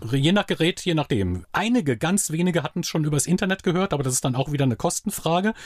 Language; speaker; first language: German; native; German